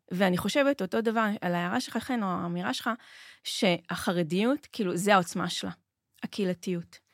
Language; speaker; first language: Hebrew; native; Hebrew